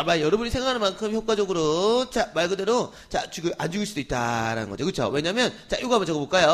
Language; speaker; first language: Korean; native; Korean